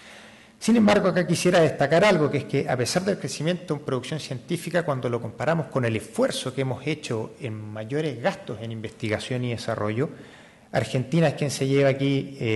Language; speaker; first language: Spanish; native; Spanish